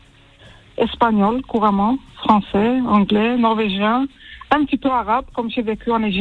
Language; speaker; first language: French; early bilingual, heritage; French